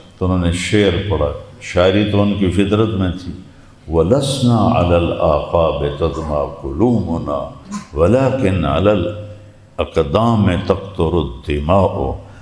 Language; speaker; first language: Urdu; non-native, local second language; Punjabi